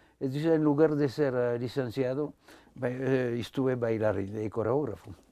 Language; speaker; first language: Spanish; non-native, fluent; French